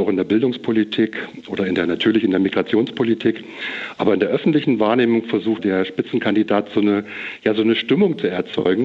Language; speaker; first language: German; native; German